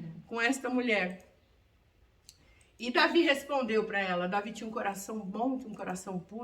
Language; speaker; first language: Portuguese; native; Portuguese